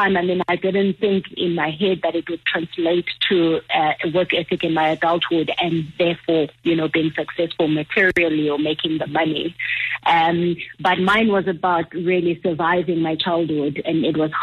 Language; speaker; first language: English; non-native, local second language; Xhosa